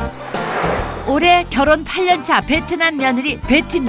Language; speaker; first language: Korean; native; Korean